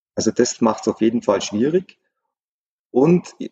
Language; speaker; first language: German; native; German